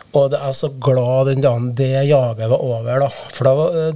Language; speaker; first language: Norwegian; native; Norwegian